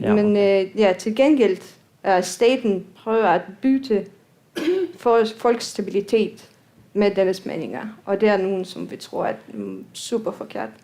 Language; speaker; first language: Danish; non-native, fluent; Russian